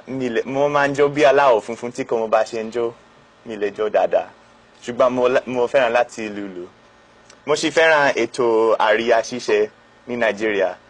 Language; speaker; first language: Yoruba; non-native, fluent; English